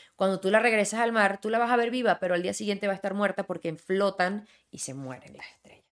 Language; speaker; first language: Spanish; native; Spanish